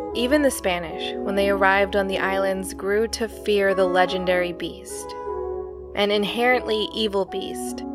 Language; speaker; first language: English; early bilingual, other home language; Filipino